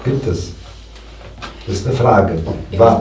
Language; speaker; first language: German; non-native, fluent; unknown